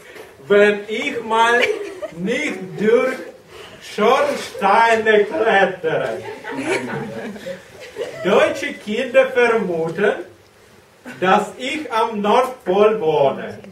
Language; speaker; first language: German; non-native, learner; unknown